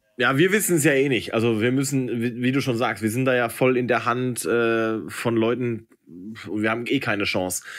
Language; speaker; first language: German; native; German